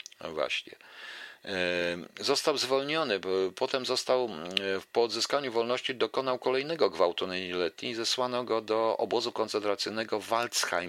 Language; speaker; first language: Polish; native; Polish